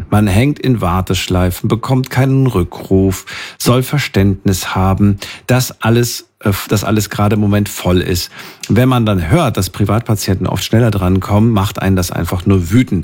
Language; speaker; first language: German; native; German